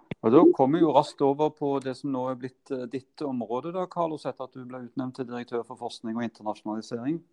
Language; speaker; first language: Norwegian; native; Norwegian